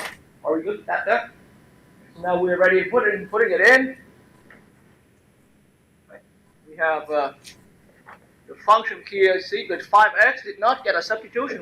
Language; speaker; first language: English; non-native, fluent; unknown